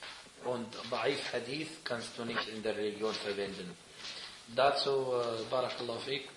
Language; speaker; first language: German; non-native, fluent; Arabic